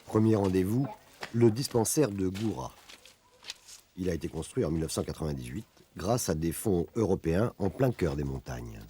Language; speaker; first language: French; native; French